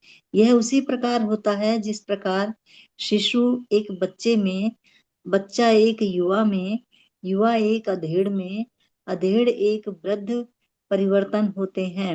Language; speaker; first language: Hindi; native; Hindi